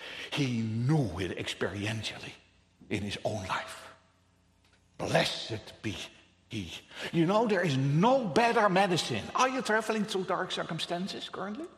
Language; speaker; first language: English; non-native, fluent; Dutch